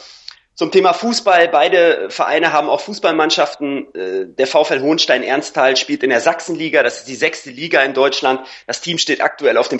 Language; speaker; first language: German; native; German